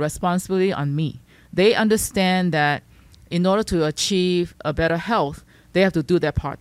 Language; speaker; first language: English; non-native, local second language; Chinese